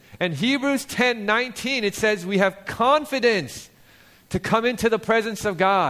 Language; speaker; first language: English; early bilingual, other home language; Korean